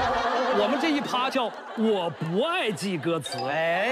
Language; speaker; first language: Chinese; native; Chinese